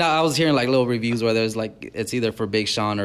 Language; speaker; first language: English; native; English